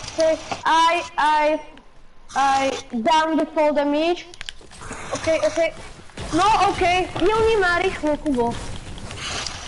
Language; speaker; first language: English; non-native, learner; Slovak